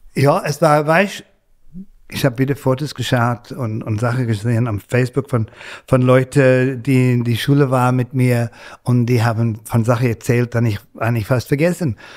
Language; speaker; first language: German; non-native, learner; English